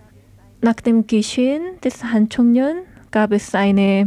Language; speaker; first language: German; non-native, learner; Korean